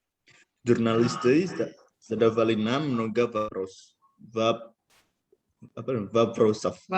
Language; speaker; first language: Russian; non-native, learner; Indonesian